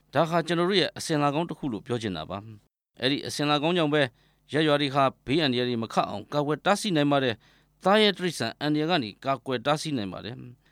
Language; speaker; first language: Burmese; native; Burmese